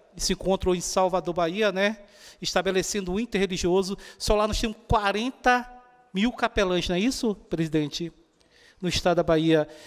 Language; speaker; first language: Portuguese; native; Portuguese